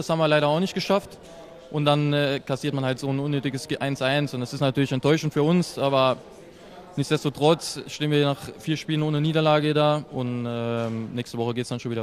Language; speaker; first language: German; native; German